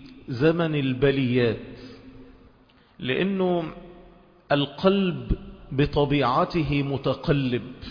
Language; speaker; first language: Arabic; native; Arabic